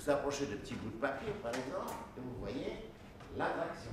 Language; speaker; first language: French; native; French